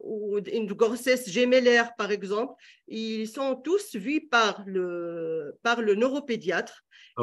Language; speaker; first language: French; non-native, local second language; Arabic